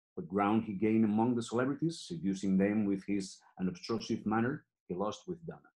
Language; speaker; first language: English; non-native, fluent; Catalan